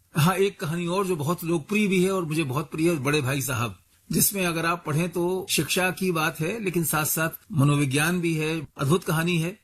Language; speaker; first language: Hindi; native; Hindi